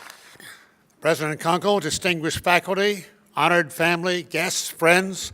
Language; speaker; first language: English; native; English